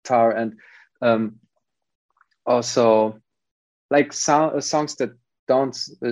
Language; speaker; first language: English; non-native, fluent; German